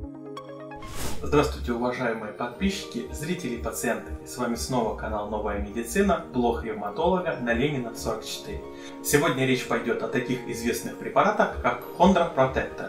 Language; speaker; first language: Russian; native; Russian